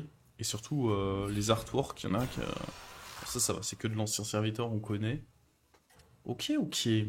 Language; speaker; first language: French; native; French